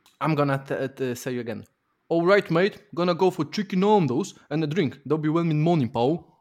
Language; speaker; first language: English; non-native, fluent; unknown